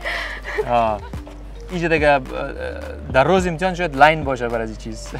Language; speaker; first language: Persian; native; Persian